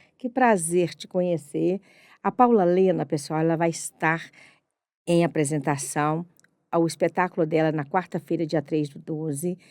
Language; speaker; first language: Portuguese; native; Portuguese